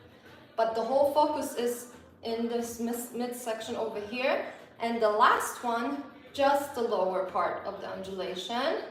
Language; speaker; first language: English; non-native, fluent; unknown